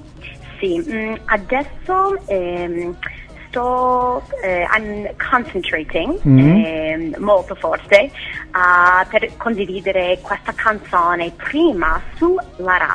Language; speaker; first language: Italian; non-native, learner; English